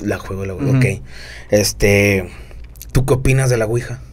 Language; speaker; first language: Spanish; native; Spanish